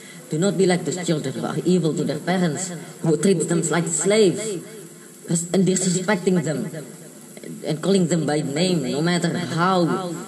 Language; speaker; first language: English; non-native, fluent; Indonesian